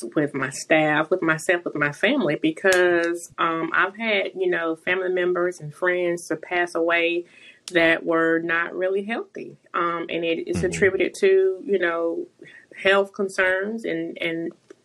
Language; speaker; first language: English; native; English